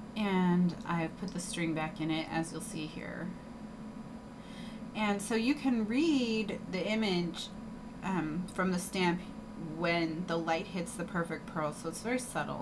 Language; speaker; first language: English; native; English